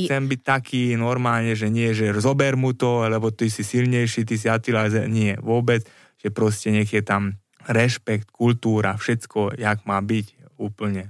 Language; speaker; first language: Slovak; non-native, local second language; Hungarian